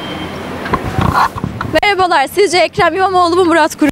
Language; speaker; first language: Turkish; native; Turkish